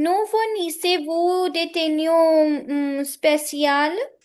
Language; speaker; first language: French; non-native, fluent; Punjabi